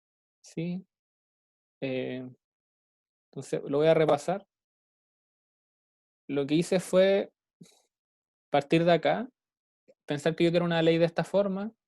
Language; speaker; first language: Spanish; native; Spanish